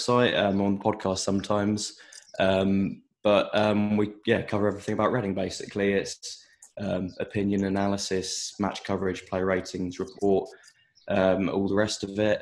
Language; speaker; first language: English; native; English